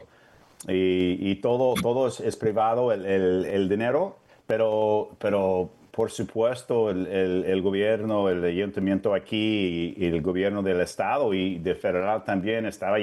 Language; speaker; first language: Spanish; non-native, fluent; English